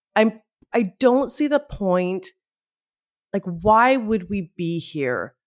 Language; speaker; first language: English; native; English